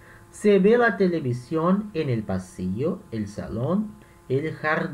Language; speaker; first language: Spanish; non-native, fluent; Portuguese